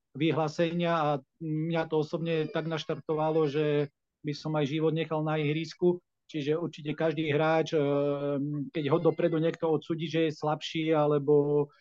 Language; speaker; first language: Slovak; native; Slovak